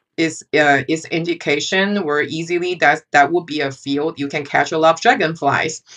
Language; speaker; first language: English; non-native, fluent; Chinese